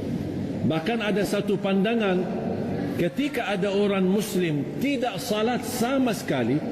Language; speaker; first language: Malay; non-native, fluent; Arabic